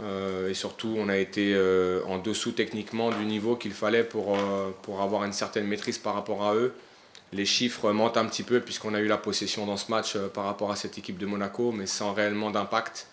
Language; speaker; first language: French; native; French